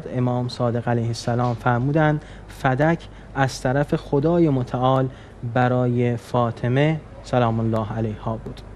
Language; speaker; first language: Persian; native; Persian